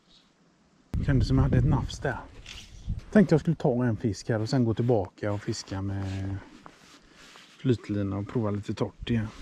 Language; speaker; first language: Swedish; native; Swedish